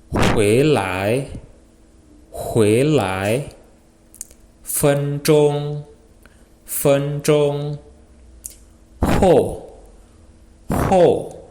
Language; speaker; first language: Chinese; non-native, fluent; Indonesian